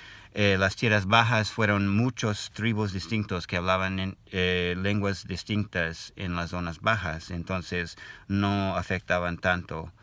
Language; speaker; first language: Spanish; non-native, learner; English